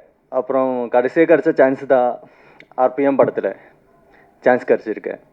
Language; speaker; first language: Tamil; non-native, learner; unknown